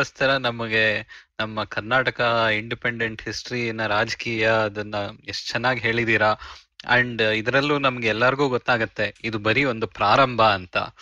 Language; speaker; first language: Kannada; native; Kannada